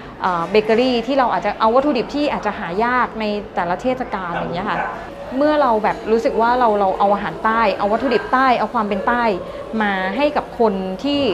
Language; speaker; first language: Thai; native; Thai